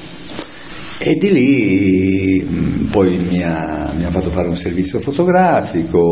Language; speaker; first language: Italian; native; Italian